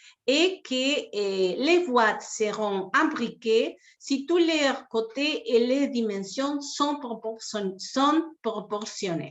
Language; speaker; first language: French; non-native, fluent; Spanish